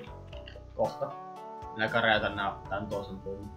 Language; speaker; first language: Finnish; native; Finnish